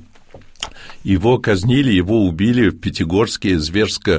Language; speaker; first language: Russian; early bilingual, heritage; Russian